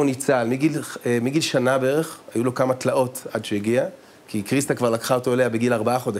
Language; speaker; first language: Hebrew; native; Hebrew